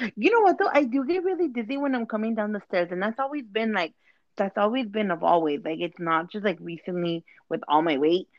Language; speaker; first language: English; early bilingual, other home language; Spanish